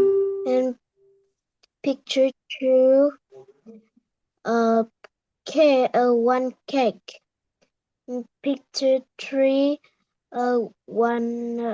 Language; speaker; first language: English; non-native, learner; Vietnamese